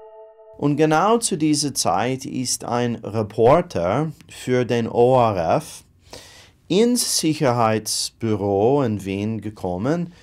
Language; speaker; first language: German; non-native, fluent; English